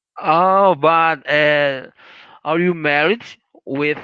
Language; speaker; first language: English; non-native, learner; Portuguese